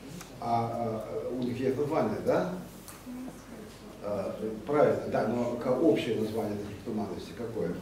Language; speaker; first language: Russian; native; Russian